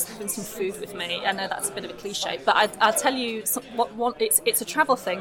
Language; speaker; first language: English; native; English